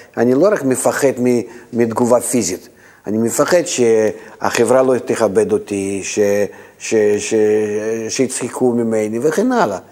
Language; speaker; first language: Hebrew; non-native, fluent; Russian